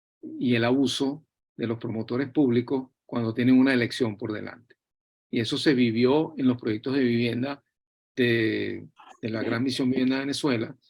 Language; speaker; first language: Spanish; native; Spanish